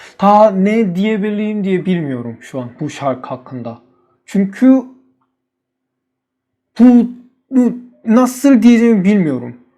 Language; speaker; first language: Turkish; non-native, learner; Korean